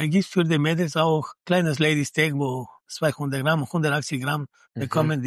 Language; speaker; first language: German; non-native, learner; Spanish